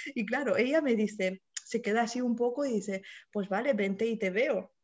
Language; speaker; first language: Spanish; non-native, fluent; Romanian